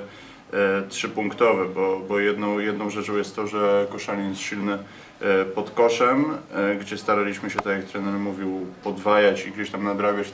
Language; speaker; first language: Polish; native; Polish